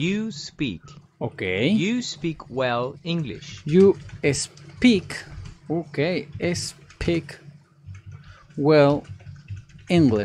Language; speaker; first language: English; non-native, learner; Spanish